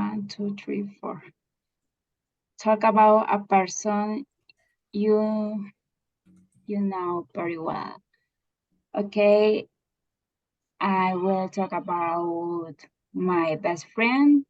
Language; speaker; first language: English; non-native, learner; Spanish